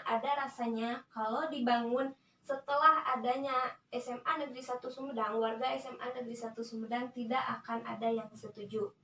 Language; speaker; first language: Indonesian; native; Indonesian